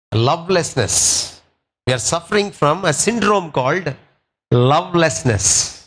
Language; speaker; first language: English; non-native, local second language; Telugu